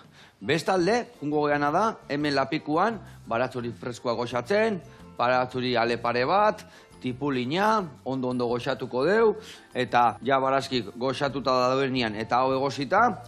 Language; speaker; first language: Basque; native; Basque